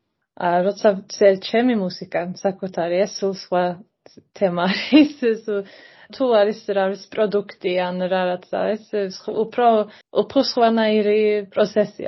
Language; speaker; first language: Georgian; non-native, fluent; Swedish